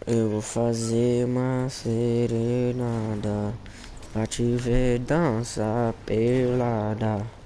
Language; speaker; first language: Portuguese; native; Portuguese